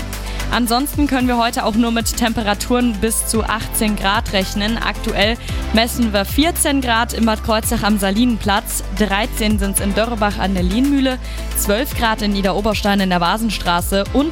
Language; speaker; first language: German; native; German